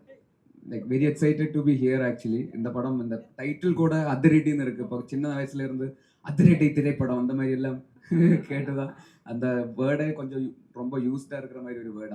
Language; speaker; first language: Tamil; non-native, learner; Malayalam